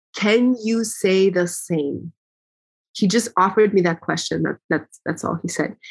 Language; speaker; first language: English; early bilingual, other home language; Ukrainian